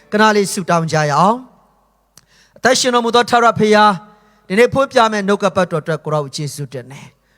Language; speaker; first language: Burmese; non-native, local second language; Hakha Chin